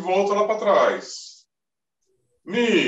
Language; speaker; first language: Portuguese; native; Portuguese